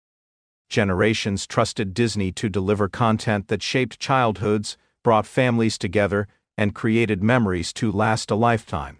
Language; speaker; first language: English; native; English